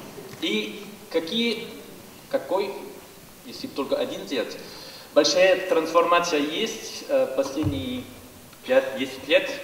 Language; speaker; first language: Russian; non-native, fluent; French